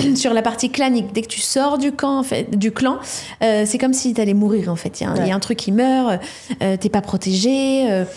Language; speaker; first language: French; native; French